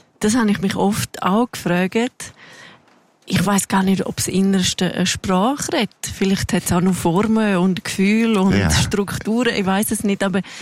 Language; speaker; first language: German; non-native, local second language; Romansh